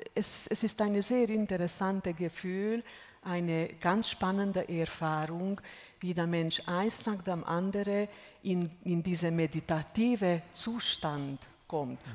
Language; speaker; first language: German; non-native, fluent; Hungarian